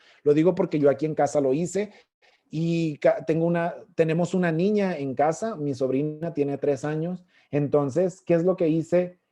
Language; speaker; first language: Spanish; native; Spanish